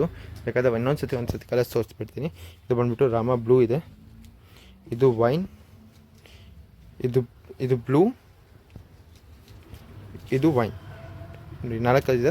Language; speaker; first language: Kannada; non-native, local second language; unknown